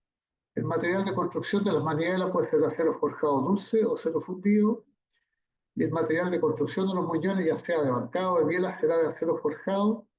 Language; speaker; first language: Spanish; native; Spanish